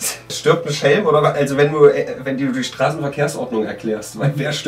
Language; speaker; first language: German; native; German